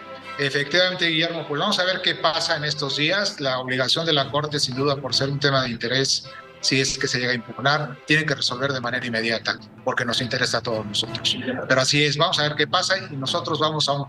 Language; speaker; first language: Spanish; native; Spanish